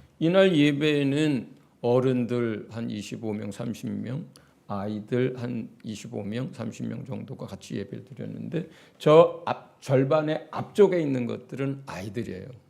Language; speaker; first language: Korean; native; Korean